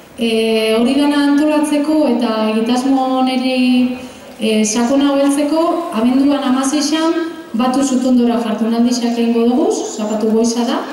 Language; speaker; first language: Basque; native; Basque